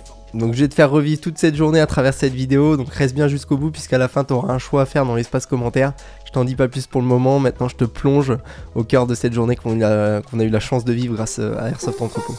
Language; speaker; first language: French; native; French